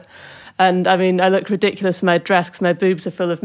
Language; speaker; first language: English; native; English